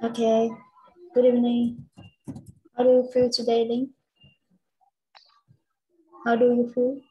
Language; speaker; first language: English; non-native, learner; Vietnamese